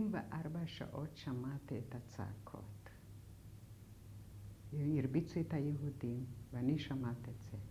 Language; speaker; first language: Hebrew; non-native, fluent; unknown